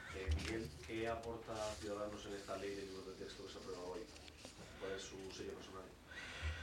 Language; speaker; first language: Spanish; native; Spanish